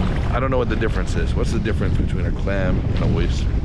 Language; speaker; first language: English; native; English